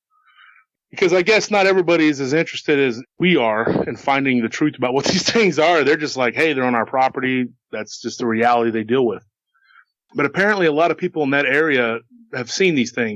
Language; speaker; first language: English; native; English